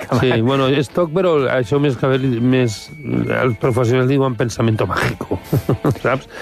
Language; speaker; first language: Catalan; non-native, local second language; Spanish